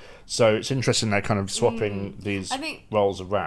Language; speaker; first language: English; native; English